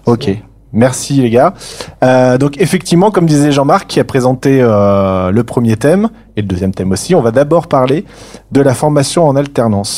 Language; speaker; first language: French; native; French